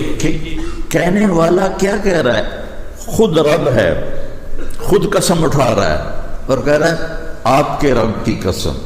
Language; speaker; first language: Urdu; non-native, local second language; Punjabi